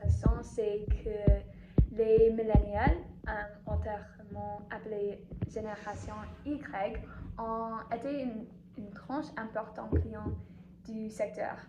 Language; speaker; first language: French; non-native, fluent; English